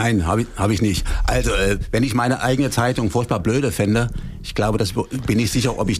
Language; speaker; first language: German; native; German